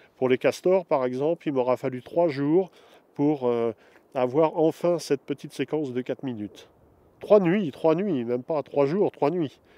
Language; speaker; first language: French; native; French